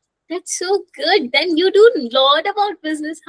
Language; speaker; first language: English; non-native, local second language; Hindi